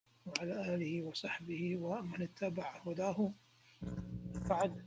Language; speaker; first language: Arabic; non-native, fluent; English